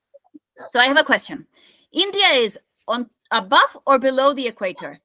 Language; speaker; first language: English; non-native, fluent; Spanish